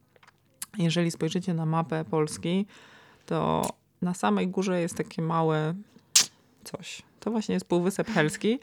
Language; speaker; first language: Polish; native; Polish